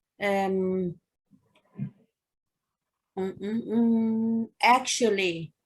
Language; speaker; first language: English; non-native, fluent; Thai